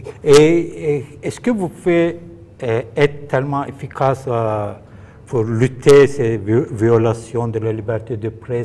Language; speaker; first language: French; non-native, fluent; Turkish